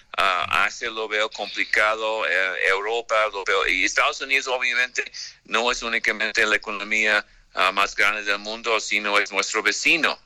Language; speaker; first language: Spanish; non-native, fluent; English